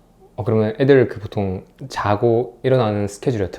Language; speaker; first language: Korean; native; Korean